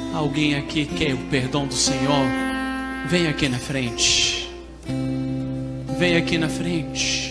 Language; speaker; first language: Portuguese; non-native, fluent; Arabic